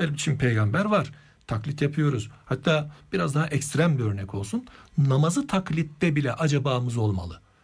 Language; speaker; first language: Turkish; native; Turkish